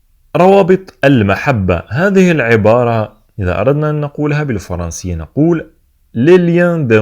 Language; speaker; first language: Arabic; native; Arabic